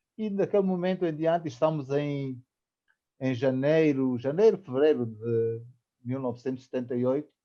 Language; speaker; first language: Portuguese; native; Portuguese